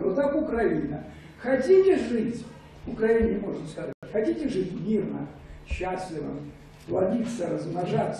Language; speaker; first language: Russian; native; Russian